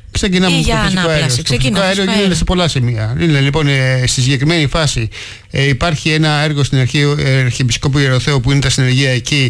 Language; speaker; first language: Greek; native; Greek